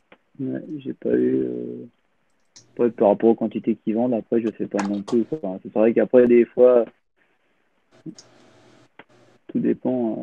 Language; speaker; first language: French; native; French